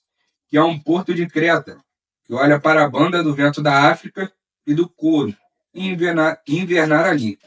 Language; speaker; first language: Portuguese; native; Portuguese